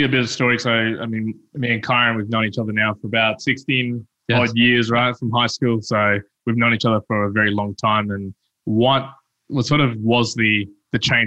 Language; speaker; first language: English; early bilingual, other home language; Spanish